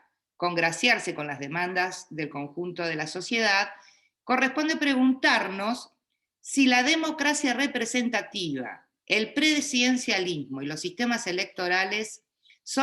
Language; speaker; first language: Spanish; native; Spanish